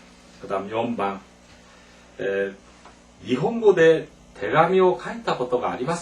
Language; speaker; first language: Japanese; non-native, fluent; Korean